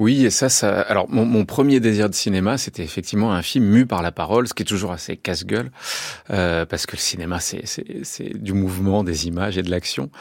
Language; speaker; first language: French; native; French